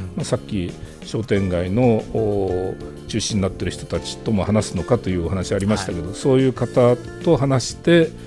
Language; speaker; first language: Japanese; native; Japanese